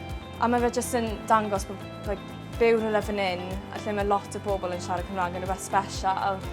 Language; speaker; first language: Welsh; native; Welsh